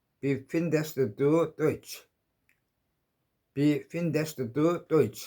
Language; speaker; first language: German; non-native, learner; Korean